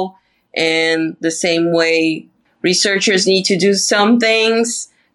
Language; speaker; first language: English; non-native, fluent; Portuguese